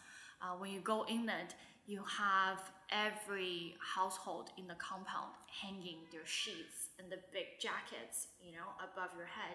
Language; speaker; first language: English; non-native, local second language; Wu Chinese